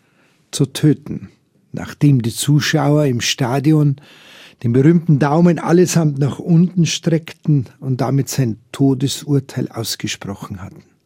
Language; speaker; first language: German; native; German